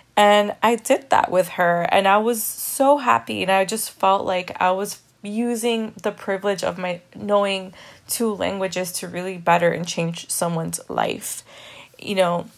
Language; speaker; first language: English; early bilingual, other home language; Spanish